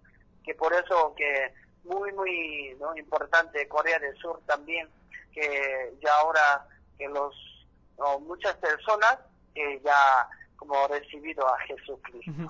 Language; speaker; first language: Spanish; non-native, learner; Korean